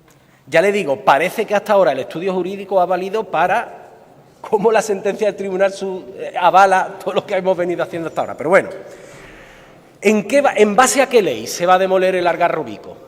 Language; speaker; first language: Spanish; native; Spanish